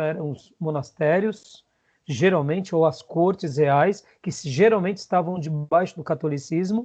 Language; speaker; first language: Portuguese; native; Portuguese